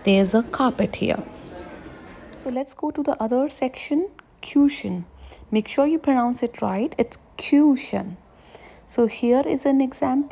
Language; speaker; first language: English; non-native, local second language; Hindi